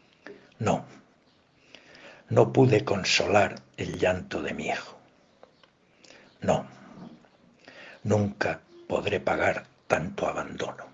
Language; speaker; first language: Spanish; native; Spanish